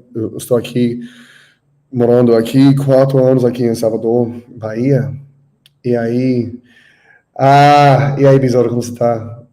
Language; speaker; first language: Portuguese; non-native, learner; English